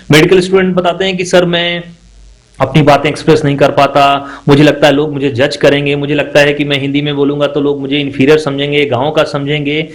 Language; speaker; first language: Hindi; native; Hindi